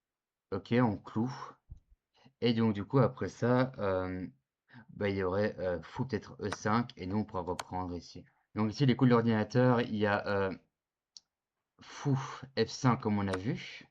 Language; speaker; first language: French; native; French